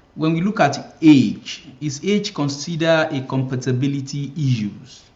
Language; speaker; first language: English; non-native, local second language; Yoruba